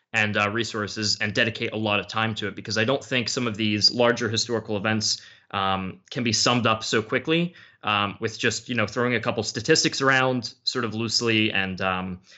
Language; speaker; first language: English; native; English